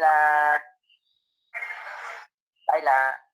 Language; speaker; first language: Vietnamese; non-native, learner; Khmer